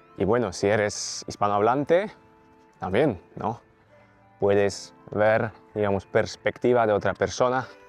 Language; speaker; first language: Spanish; non-native, fluent; Polish